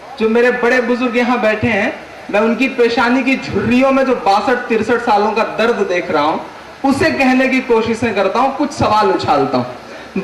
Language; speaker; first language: Hindi; native; Hindi